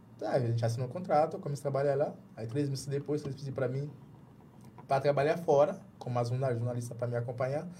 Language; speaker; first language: Portuguese; non-native, fluent; Jamaican Creole English